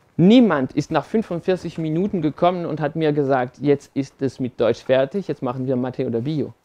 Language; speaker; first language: German; non-native, fluent; French